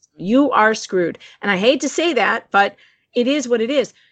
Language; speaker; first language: English; native; English